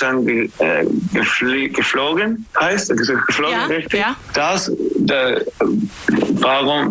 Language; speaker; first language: German; non-native, learner; English